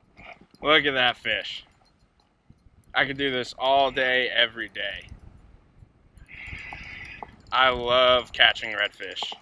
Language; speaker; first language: English; native; English